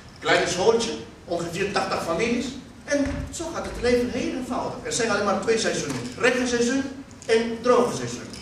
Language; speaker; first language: Dutch; non-native, fluent; Spanish